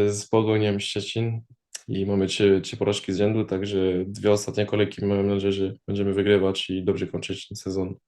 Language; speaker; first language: Polish; early bilingual, heritage; Polish